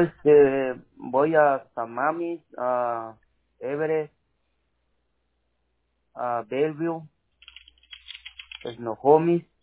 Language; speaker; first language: Spanish; native; Spanish